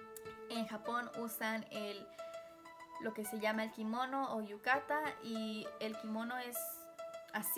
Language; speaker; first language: Spanish; early bilingual, heritage; Spanish